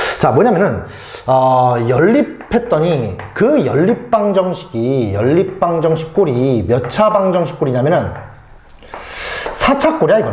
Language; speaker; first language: Korean; native; Korean